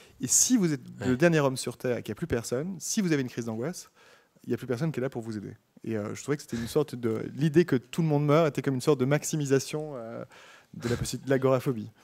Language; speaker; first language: French; native; French